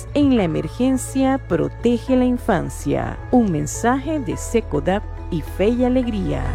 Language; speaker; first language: Spanish; native; Spanish